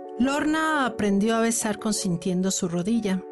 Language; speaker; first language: Spanish; native; Spanish